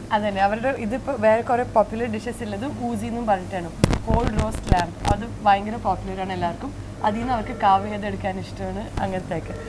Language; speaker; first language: Malayalam; early bilingual, heritage; Malayalam